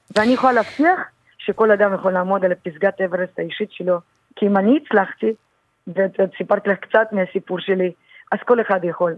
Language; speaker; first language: Hebrew; early bilingual, other home language; Russian